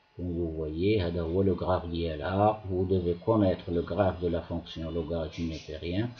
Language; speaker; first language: French; non-native, local second language; Arabic